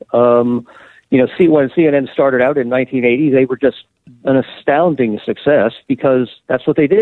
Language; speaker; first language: English; native; English